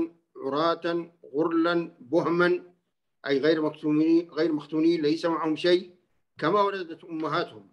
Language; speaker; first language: Arabic; native; Arabic